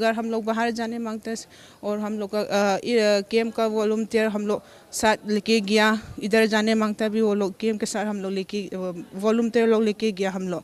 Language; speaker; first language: Hindi; non-native, local second language; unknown